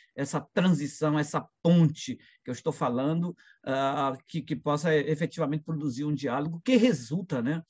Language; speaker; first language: Portuguese; non-native, local second language; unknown